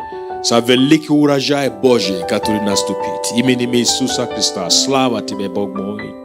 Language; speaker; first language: Russian; non-native, fluent; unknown